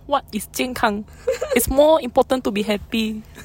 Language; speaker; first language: English; non-native, local second language; Chinese